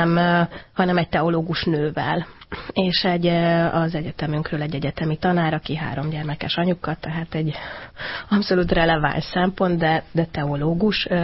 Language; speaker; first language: Hungarian; native; Hungarian